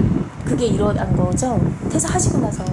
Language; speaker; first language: Korean; native; Korean